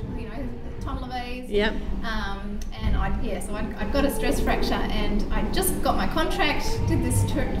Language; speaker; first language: English; native; English